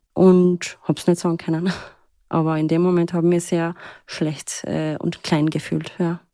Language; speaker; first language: German; early bilingual, other home language; Turkish